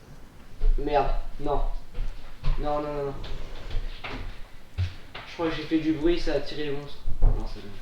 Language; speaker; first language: French; native; French